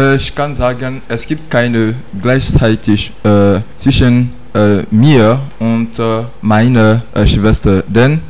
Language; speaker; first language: German; non-native, learner; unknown